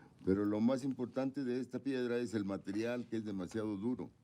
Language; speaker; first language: Spanish; native; Spanish